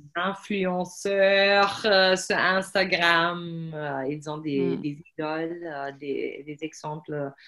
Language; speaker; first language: French; non-native, fluent; German